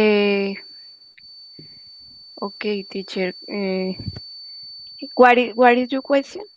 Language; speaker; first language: English; non-native, learner; Spanish